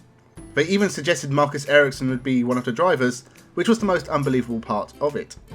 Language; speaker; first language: English; native; English